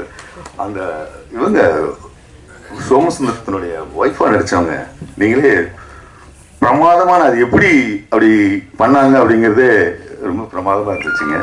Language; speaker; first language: Tamil; native; Tamil